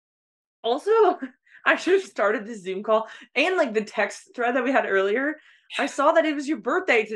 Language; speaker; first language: English; native; English